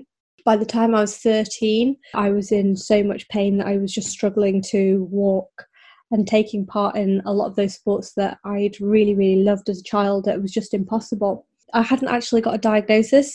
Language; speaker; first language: English; native; English